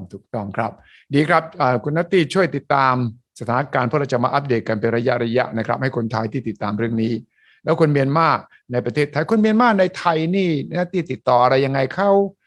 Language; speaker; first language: Thai; native; Thai